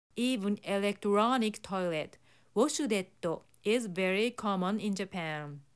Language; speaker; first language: English; non-native, fluent; Japanese